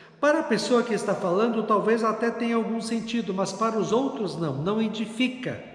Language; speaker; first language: Portuguese; native; Portuguese